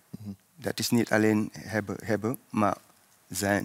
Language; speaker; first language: Dutch; non-native, fluent; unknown